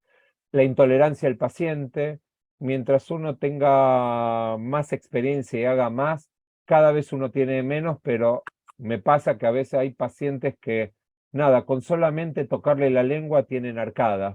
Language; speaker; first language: Spanish; native; Spanish